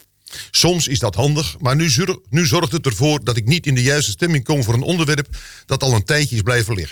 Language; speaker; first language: Dutch; native; Dutch